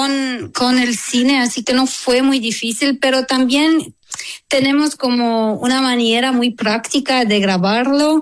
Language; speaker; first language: Spanish; non-native, fluent; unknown